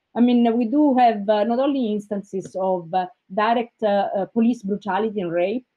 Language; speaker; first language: English; non-native, fluent; Italian